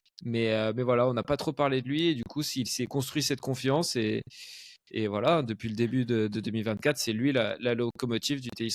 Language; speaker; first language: French; native; French